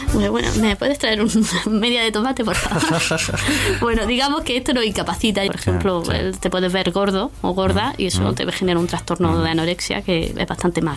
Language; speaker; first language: Spanish; native; Spanish